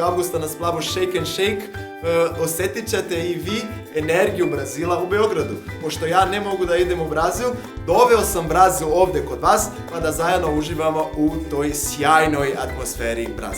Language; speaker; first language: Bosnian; non-native, fluent; Portuguese